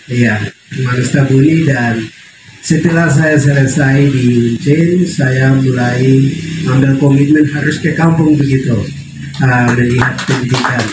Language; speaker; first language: Indonesian; non-native, local second language; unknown